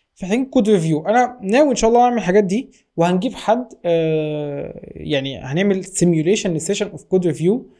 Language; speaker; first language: Arabic; native; Arabic